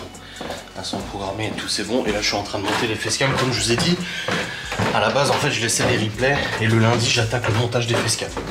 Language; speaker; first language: French; native; French